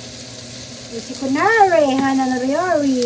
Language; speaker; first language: Japanese; non-native, learner; Cebuano